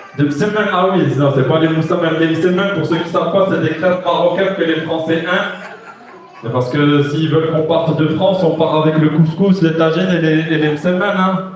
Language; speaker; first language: French; non-native, local second language; Arabic